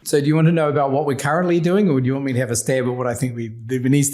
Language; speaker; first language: English; native; English